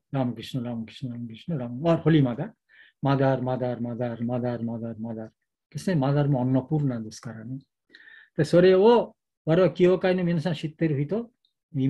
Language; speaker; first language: Japanese; non-native, learner; Bangla